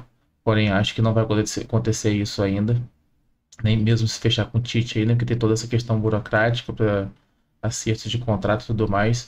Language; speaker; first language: Portuguese; native; Portuguese